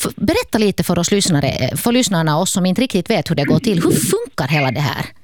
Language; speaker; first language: Swedish; native; Swedish